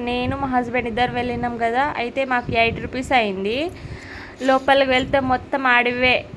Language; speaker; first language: Telugu; non-native, local second language; Lambadi